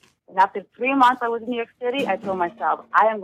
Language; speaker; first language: English; non-native, fluent; Italian